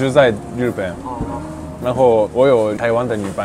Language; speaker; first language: Chinese; non-native, learner; Japanese